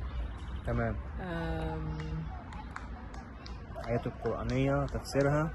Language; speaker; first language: Arabic; native; Arabic